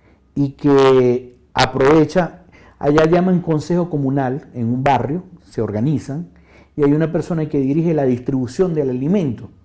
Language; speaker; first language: Spanish; native; Spanish